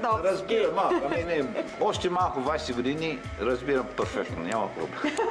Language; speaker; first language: Bulgarian; non-native, learner; Swahili